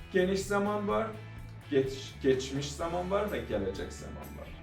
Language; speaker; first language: Turkish; non-native, fluent; Persian